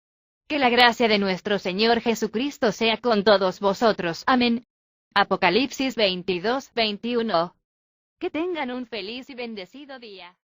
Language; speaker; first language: Spanish; native; Spanish